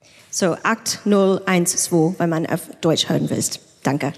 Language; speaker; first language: German; non-native, learner; English